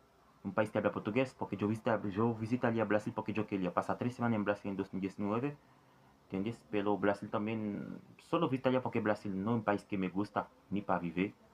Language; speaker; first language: Spanish; non-native, learner; Haitian Creole